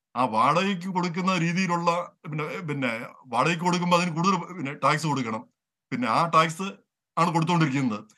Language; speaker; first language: Malayalam; native; Malayalam